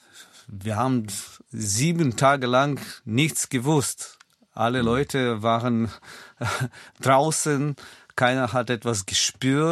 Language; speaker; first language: German; non-native, fluent; Russian